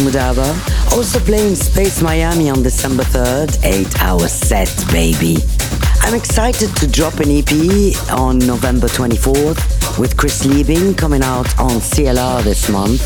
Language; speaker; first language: English; native; English